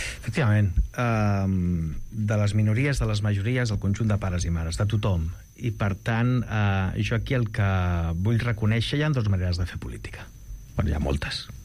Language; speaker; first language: Catalan; non-native, local second language; Spanish